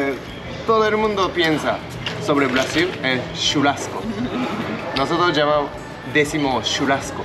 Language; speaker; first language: Spanish; non-native, fluent; Japanese